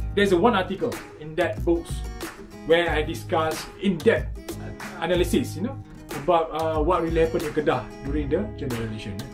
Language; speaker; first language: English; non-native, local second language; Malay